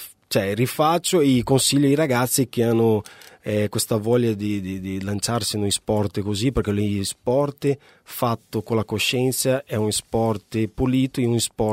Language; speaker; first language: Italian; non-native, fluent; Portuguese